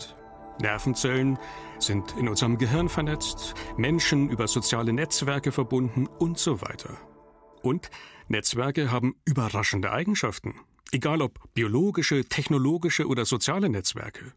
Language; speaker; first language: German; native; German